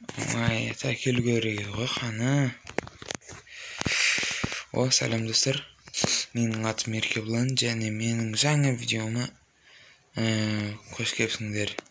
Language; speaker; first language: Kazakh; native; Kazakh